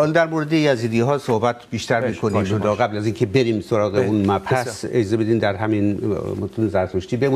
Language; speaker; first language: Persian; native; Persian